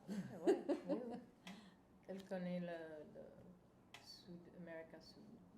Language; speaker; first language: French; non-native, fluent; English